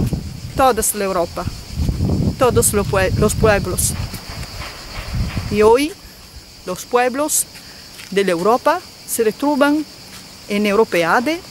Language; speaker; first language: Spanish; non-native, learner; Italian